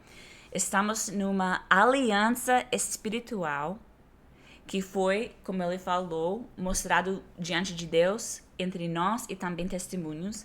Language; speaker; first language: Portuguese; non-native, fluent; English